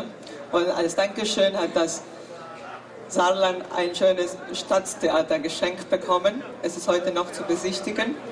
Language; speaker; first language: German; non-native, fluent; Spanish